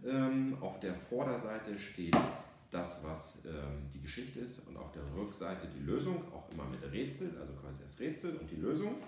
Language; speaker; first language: German; native; German